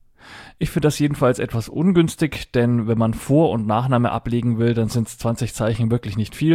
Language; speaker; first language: German; native; German